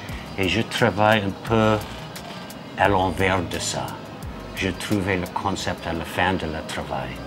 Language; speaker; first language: French; non-native, fluent; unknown